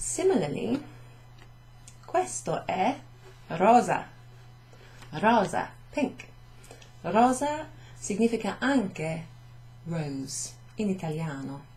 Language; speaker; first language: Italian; non-native, fluent; English